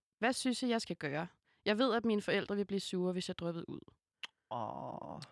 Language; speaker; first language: Danish; native; Danish